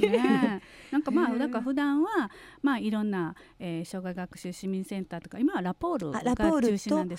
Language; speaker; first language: Japanese; native; Japanese